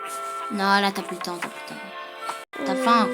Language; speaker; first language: French; native; French